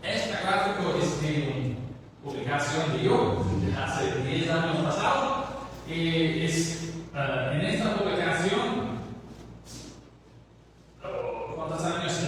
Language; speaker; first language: Spanish; non-native, learner; English